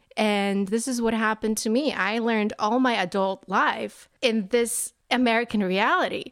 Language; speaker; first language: English; non-native, fluent; Polish